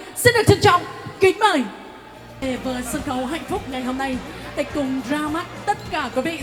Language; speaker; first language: Vietnamese; non-native, local second language; Jarai